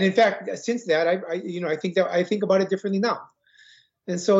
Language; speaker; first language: English; native; English